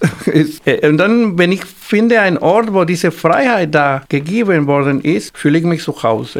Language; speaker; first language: German; non-native, fluent; Spanish